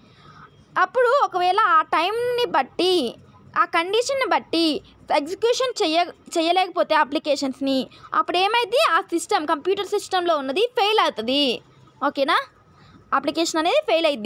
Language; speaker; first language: Telugu; native; Telugu